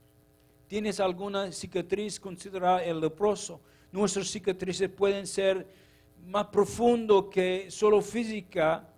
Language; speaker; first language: Spanish; non-native, learner; English